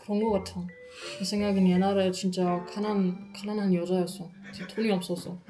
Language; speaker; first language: Korean; non-native, fluent; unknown